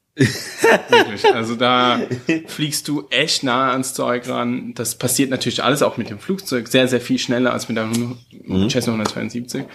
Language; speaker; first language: German; early bilingual, heritage; German